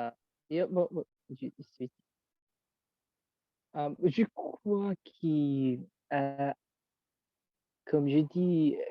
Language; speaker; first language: French; non-native, learner; Spanish